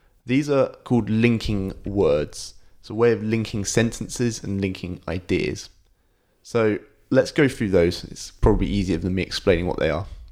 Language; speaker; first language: English; native; English